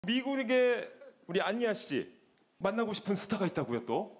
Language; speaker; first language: Korean; native; Korean